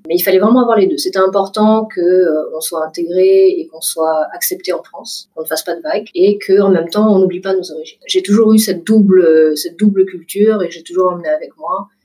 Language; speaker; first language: French; early bilingual, other home language; Vietnamese